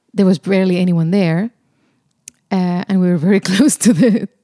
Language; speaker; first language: English; non-native, fluent; Spanish